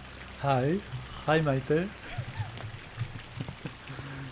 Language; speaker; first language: Spanish; native; Spanish